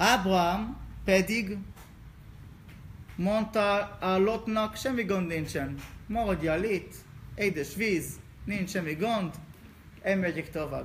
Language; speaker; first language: Hungarian; non-native, learner; Hebrew